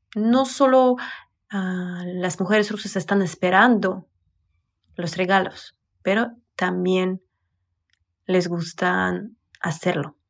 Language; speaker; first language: Spanish; non-native, fluent; Russian